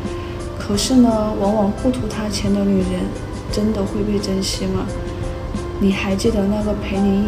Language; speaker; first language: Chinese; native; Chinese